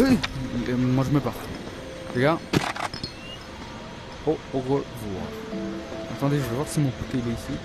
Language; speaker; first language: French; native; French